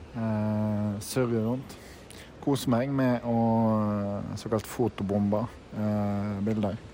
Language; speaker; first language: Norwegian; native; Norwegian